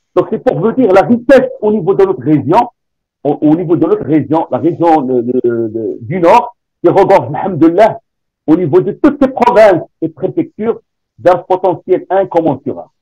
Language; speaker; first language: French; non-native, local second language; Arabic